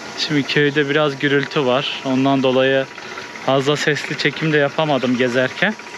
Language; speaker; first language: Turkish; native; Turkish